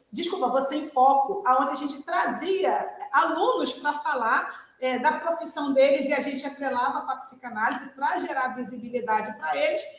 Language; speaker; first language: Portuguese; native; Portuguese